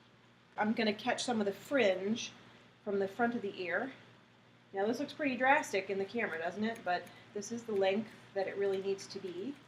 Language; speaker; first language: English; native; English